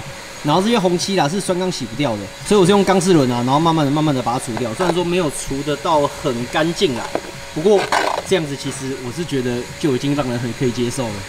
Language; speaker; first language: Chinese; native; Chinese